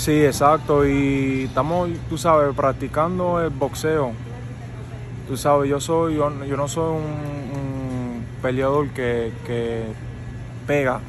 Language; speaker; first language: Spanish; early bilingual, heritage; Spanish